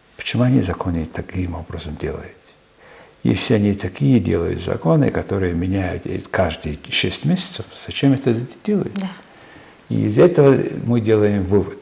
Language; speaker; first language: Russian; non-native, fluent; Mongolian